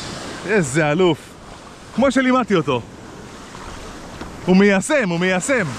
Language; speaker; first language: Hebrew; native; Hebrew